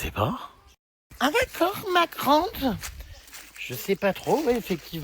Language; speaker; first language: French; native; French